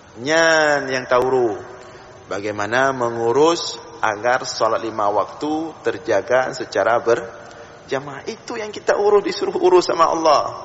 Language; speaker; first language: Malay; non-native, local second language; Achinese